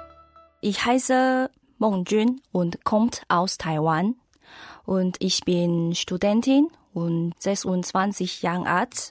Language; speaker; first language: German; non-native, learner; Chinese